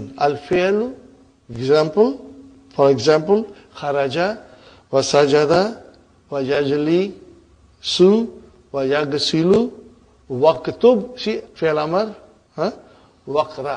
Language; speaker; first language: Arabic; non-native, learner; Urdu